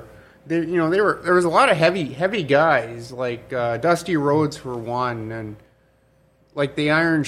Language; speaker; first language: English; native; English